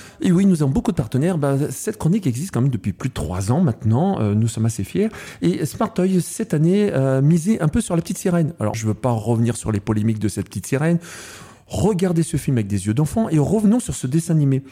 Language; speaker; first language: French; native; French